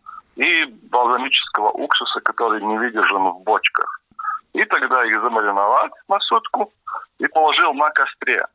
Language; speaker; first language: Russian; non-native, local second language; Latvian